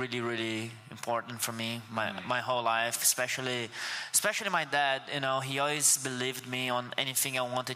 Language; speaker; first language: English; non-native, fluent; Portuguese